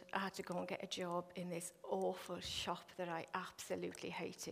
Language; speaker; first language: English; native; English